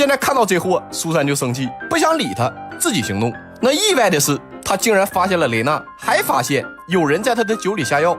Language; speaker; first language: Chinese; native; Chinese